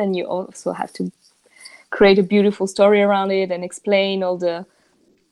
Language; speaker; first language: English; non-native, fluent; French